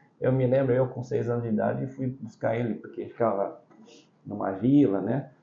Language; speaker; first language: Portuguese; early bilingual, other home language; Chinese